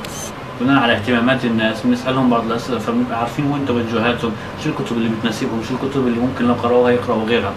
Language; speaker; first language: Arabic; native; Arabic